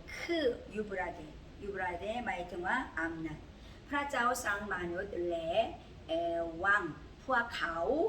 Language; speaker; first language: Thai; non-native, learner; Korean